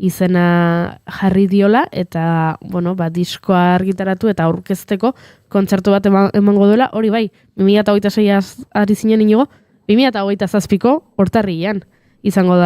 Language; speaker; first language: Basque; native; Basque